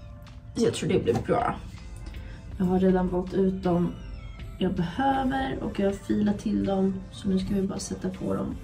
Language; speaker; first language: Swedish; native; Swedish